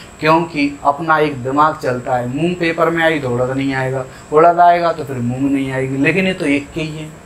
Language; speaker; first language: Hindi; native; Hindi